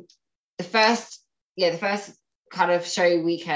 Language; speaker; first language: English; native; English